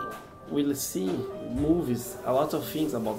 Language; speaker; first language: English; non-native, fluent; Portuguese